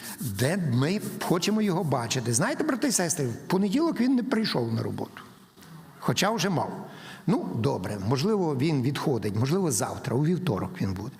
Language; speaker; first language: Ukrainian; native; Ukrainian